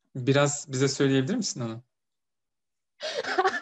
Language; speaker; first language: Turkish; native; Turkish